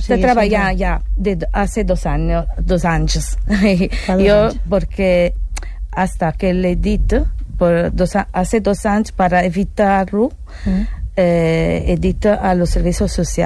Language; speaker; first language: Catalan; non-native, learner; Italian